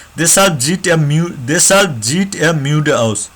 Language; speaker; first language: German; non-native, learner; Nepali